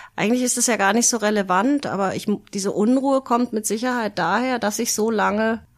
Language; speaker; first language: German; native; German